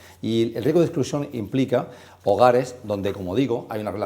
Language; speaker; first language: Spanish; native; Spanish